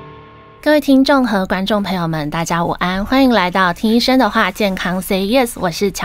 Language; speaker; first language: Chinese; native; Chinese